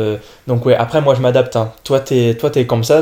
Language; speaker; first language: French; native; French